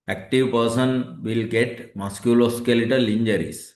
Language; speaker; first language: English; non-native, local second language; Sinhala